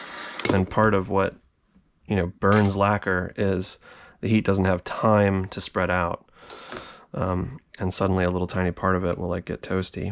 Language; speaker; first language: English; native; English